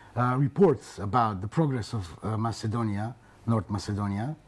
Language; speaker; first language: English; non-native, fluent; Macedonian